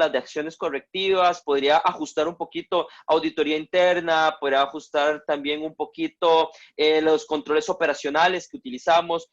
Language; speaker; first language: Spanish; native; Spanish